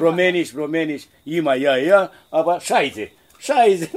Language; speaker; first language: German; non-native, learner; Romanian